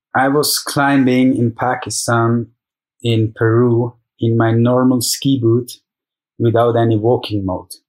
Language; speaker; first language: English; non-native, fluent; German